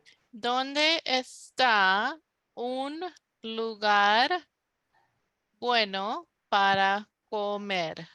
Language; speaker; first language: Spanish; non-native, fluent; English